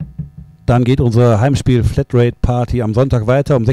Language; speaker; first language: German; native; German